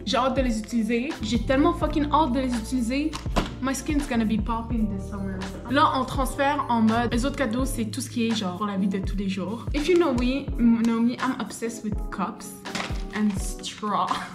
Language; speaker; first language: French; native; French